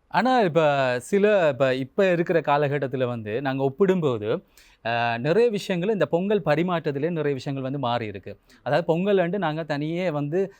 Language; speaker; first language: Tamil; native; Tamil